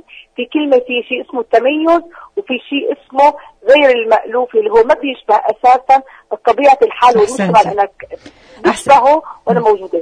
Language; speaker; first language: Arabic; native; Arabic